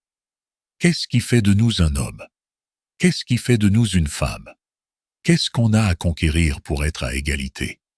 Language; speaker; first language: French; native; French